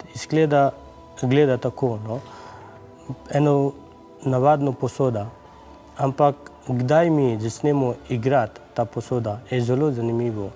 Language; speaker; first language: Slovenian; non-native, learner; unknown